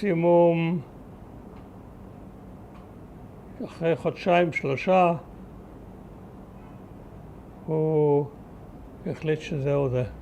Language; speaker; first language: Hebrew; early bilingual, other home language; German